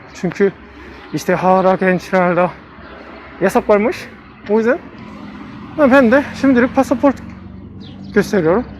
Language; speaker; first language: Turkish; non-native, learner; Korean